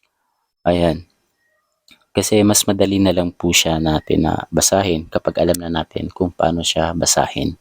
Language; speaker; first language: Filipino; native; Filipino